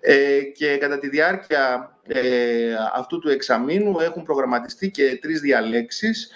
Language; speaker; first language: Greek; native; Greek